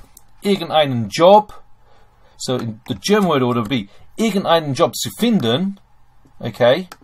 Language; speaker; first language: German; non-native, fluent; English